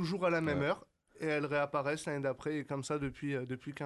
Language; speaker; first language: French; native; French